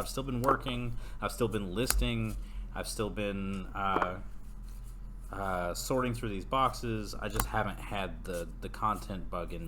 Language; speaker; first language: English; native; English